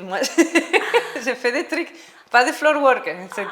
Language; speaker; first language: French; non-native, learner; Spanish